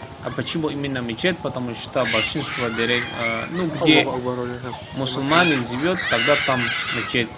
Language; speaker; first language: Russian; non-native, fluent; Javanese